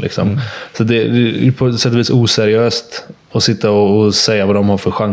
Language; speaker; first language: Swedish; native; Swedish